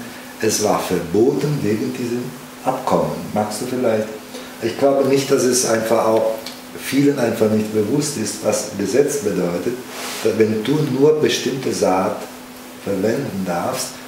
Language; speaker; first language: German; non-native, fluent; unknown